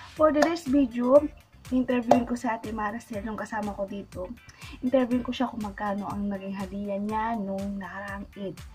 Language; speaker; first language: Filipino; native; Filipino